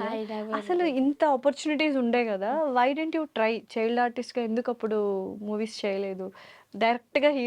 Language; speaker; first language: Telugu; native; Telugu